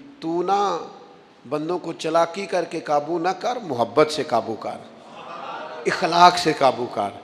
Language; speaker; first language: Urdu; non-native, local second language; Punjabi